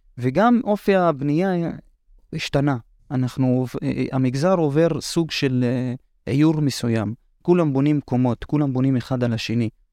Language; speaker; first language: Hebrew; non-native, local second language; Arabic